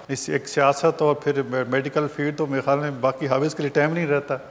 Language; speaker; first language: Urdu; native; Urdu